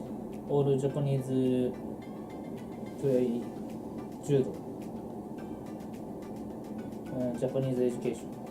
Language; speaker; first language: English; non-native, learner; Japanese